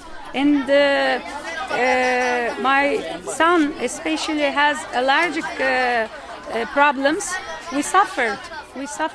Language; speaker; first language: English; non-native, learner; Turkish